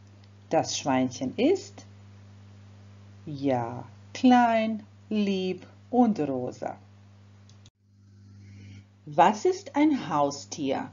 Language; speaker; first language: German; non-native, fluent; Croatian